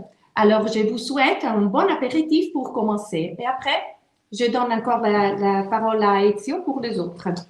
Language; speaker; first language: French; non-native, local second language; Italian